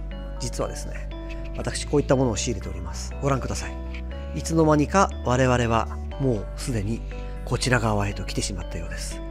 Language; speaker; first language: Japanese; native; Japanese